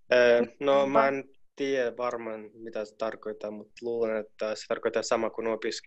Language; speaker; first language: Finnish; non-native, learner; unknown